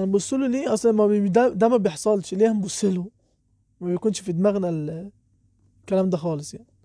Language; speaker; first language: Arabic; native; Arabic